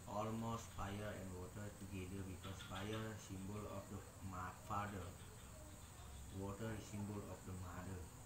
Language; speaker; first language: English; non-native, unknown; Indonesian